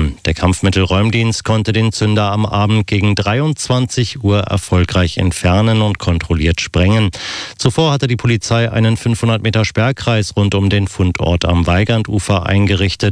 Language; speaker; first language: German; native; German